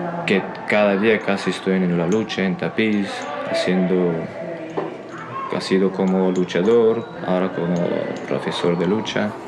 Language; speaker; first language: Spanish; non-native, fluent; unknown